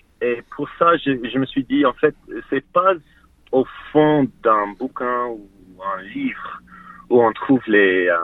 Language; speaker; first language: French; non-native, fluent; English